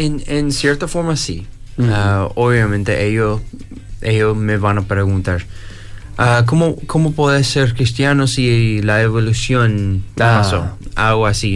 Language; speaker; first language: Spanish; non-native, fluent; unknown